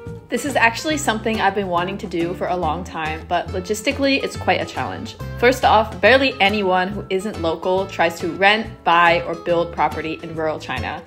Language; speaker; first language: English; native; English